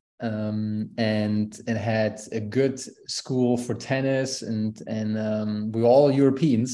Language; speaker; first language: English; non-native, fluent; German